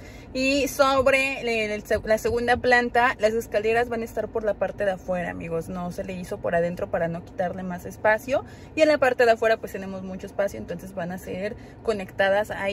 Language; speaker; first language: Spanish; native; Spanish